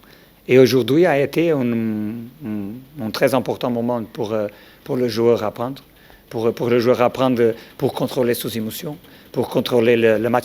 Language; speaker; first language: French; non-native, learner; Portuguese